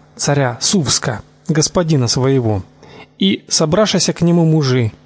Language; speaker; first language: Russian; native; Russian